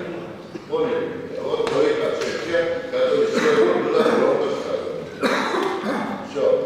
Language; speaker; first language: Russian; non-native, fluent; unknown